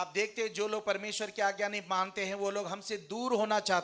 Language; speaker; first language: Hindi; native; Hindi